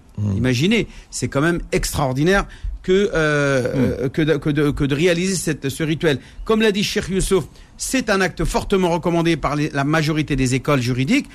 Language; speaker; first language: French; non-native, local second language; Arabic